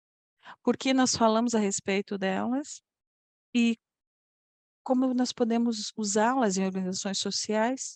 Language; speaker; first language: Portuguese; non-native, fluent; Polish